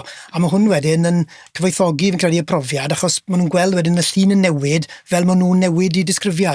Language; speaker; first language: Welsh; native; Welsh